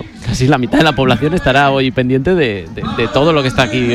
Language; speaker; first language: Spanish; native; Spanish